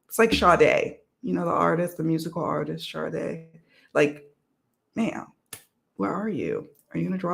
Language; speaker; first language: English; native; English